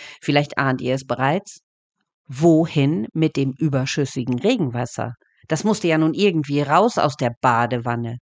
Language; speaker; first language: German; native; German